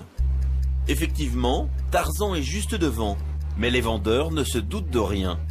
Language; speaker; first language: French; native; French